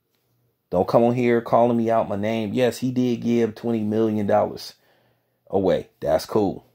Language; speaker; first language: English; native; English